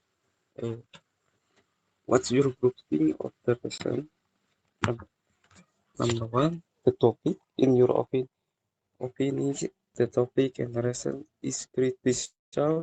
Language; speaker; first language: English; non-native, learner; Indonesian